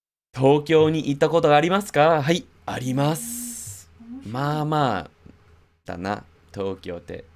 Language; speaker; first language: Japanese; non-native, fluent; English